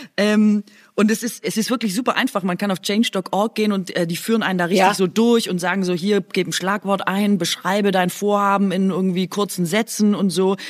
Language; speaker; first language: German; non-native, local second language; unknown